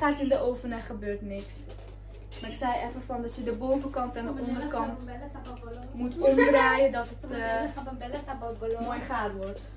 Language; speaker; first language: Dutch; native; Dutch